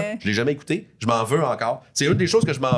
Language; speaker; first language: French; native; French